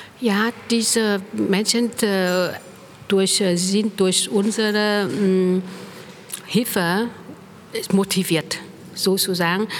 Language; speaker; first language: German; non-native, fluent; Vietnamese